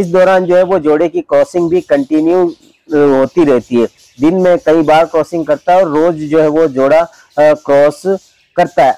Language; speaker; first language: Hindi; native; Hindi